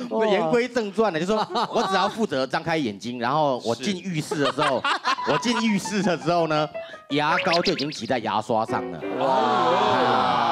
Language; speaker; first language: Chinese; native; Chinese